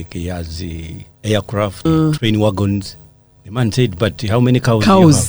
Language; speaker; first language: English; non-native, local second language; Ganda